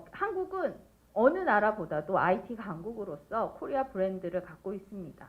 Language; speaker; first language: Korean; native; Korean